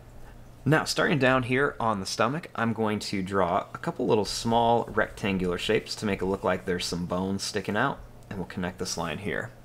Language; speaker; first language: English; native; English